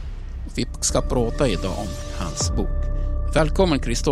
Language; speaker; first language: Swedish; non-native, fluent; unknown